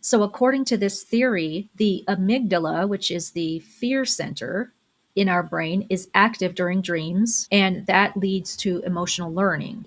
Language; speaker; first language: English; native; English